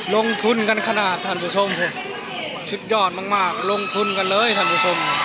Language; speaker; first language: Thai; native; Thai